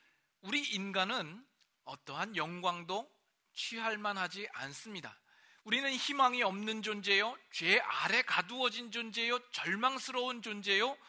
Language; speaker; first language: Korean; native; Korean